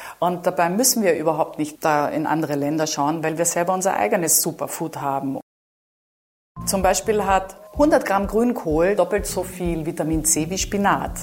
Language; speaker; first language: German; native; German